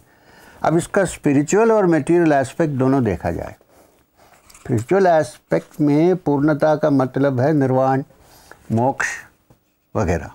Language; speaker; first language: Hindi; non-native, local second language; Malayalam